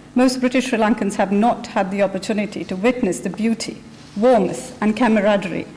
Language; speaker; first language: English; non-native, local second language; Sinhala